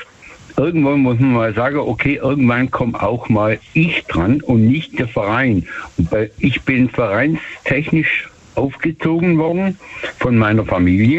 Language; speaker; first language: German; native; German